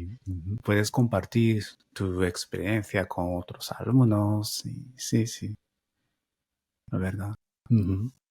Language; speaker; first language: Spanish; non-native, fluent; Japanese